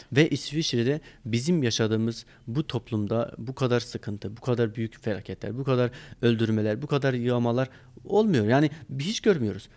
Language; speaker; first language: Turkish; non-native, local second language; Kurdish